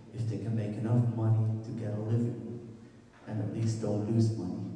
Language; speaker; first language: English; non-native, fluent; Dutch